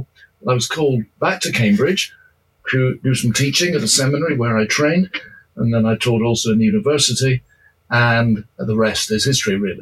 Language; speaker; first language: English; native; English